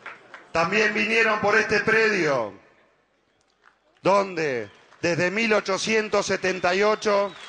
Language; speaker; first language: Spanish; native; Spanish